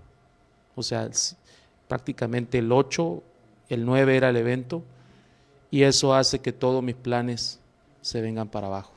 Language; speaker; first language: Spanish; native; Spanish